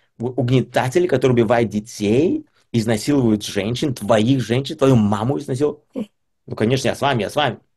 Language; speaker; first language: Russian; early bilingual, heritage; Russian